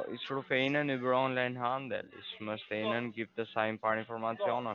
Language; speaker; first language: German; non-native, learner; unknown